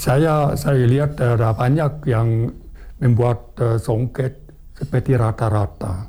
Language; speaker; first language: Indonesian; non-native, fluent; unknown